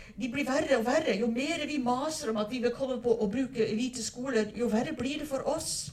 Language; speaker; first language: Norwegian; non-native, fluent; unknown